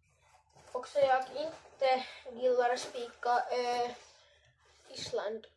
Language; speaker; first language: Swedish; non-native, local second language; Finnish